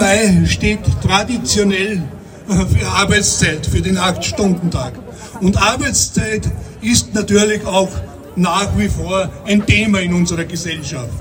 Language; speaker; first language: German; native; German